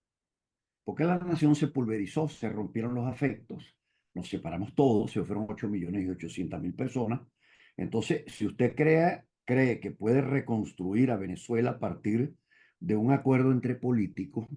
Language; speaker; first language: Spanish; native; Spanish